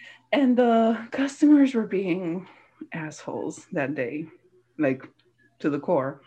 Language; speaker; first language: English; early bilingual, other home language; Spanish